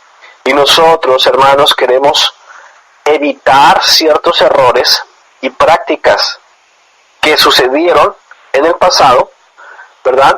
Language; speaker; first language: Spanish; native; Spanish